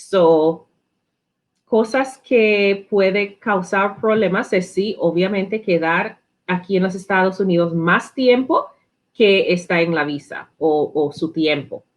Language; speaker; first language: Spanish; non-native, learner; English